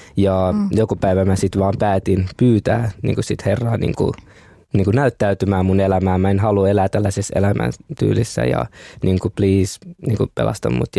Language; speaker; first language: Finnish; early bilingual, other home language; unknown